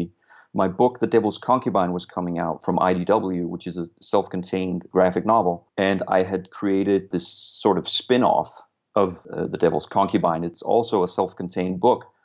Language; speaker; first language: English; non-native, fluent; Danish